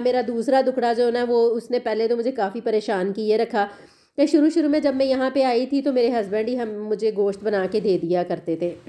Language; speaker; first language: Urdu; non-native, local second language; Punjabi